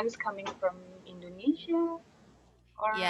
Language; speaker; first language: English; non-native, fluent; Indonesian